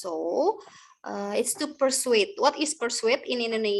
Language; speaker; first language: English; non-native, learner; Indonesian